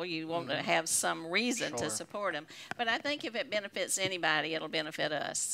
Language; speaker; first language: English; native; English